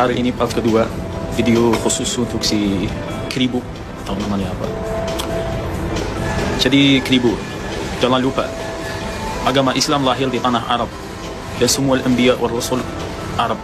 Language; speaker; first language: Indonesian; non-native, fluent; Arabic